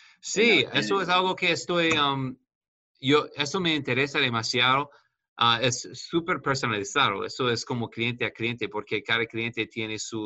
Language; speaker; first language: Spanish; non-native, fluent; English